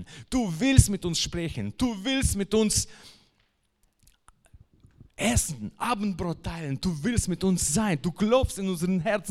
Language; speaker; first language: German; non-native, fluent; Russian